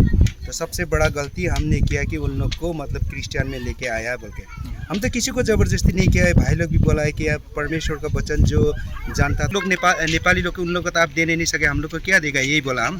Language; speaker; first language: Hindi; non-native, local second language; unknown